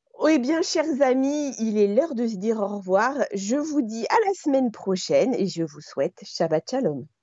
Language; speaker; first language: French; native; French